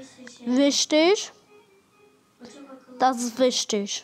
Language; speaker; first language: German; non-native, learner; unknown